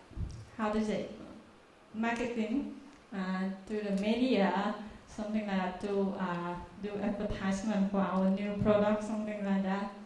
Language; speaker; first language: English; non-native, learner; Vietnamese